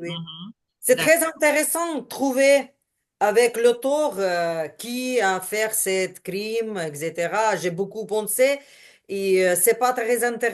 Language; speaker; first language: French; non-native, learner; Ukrainian